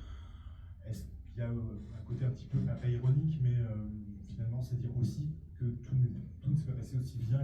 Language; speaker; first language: French; native; French